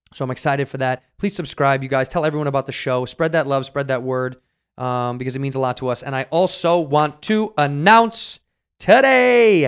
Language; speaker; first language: English; native; English